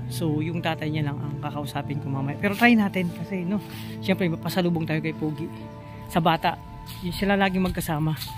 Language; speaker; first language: Filipino; non-native, local second language; Bikol